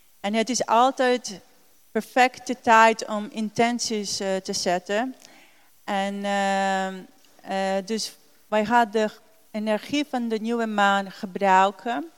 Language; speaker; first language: Dutch; non-native, learner; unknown